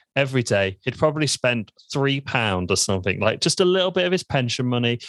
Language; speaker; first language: English; native; English